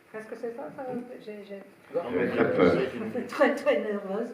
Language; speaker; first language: French; non-native, learner; English